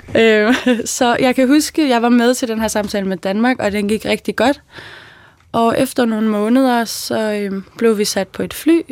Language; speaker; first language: Danish; early bilingual, other home language; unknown